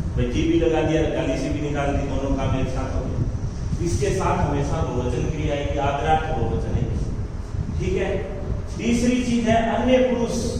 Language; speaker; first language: Hindi; native; Hindi